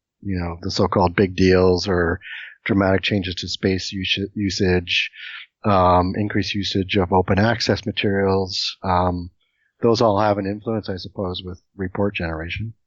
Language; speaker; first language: English; native; English